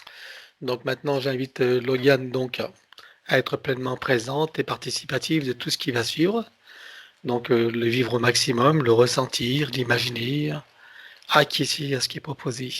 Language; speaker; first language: French; native; French